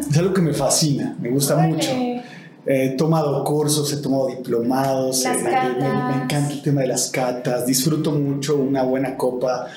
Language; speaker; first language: Spanish; native; Spanish